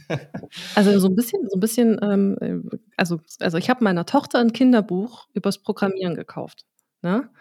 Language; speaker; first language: German; native; German